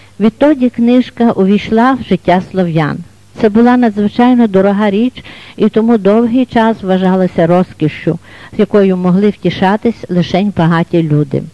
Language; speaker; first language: Ukrainian; native; Ukrainian